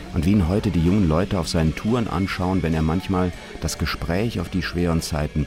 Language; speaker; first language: German; native; German